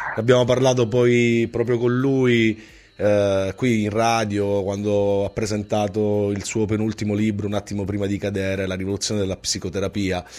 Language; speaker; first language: Italian; native; Italian